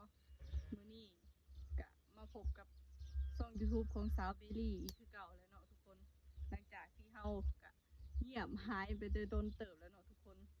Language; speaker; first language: Thai; non-native, local second language; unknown